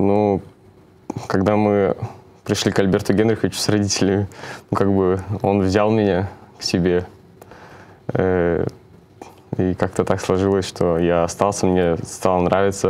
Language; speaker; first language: Russian; native; Russian